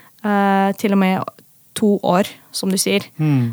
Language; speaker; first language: Norwegian; non-native, fluent; Dutch